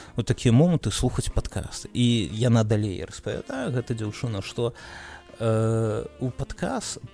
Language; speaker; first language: Belarusian; non-native, local second language; Russian